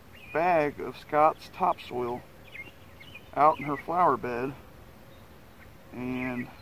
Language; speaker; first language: English; native; English